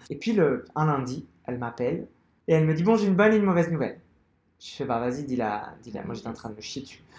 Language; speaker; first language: French; non-native, local second language; Arabic